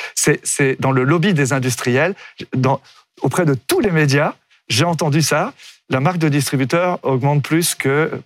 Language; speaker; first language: French; native; French